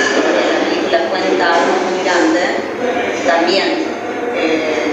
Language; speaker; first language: Spanish; native; Spanish